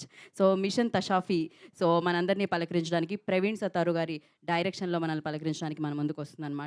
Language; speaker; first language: Telugu; native; Telugu